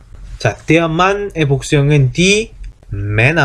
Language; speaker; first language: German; non-native, fluent; Korean